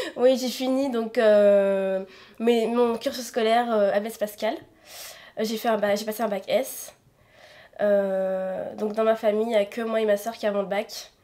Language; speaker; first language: French; native; French